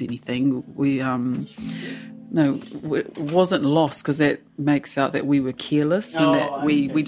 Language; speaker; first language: English; non-native, local second language; Māori